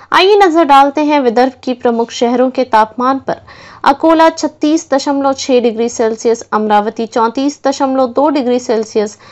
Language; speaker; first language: Hindi; non-native, local second language; Marathi